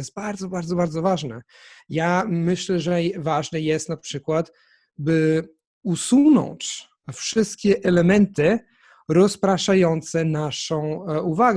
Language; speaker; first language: Polish; non-native, fluent; Italian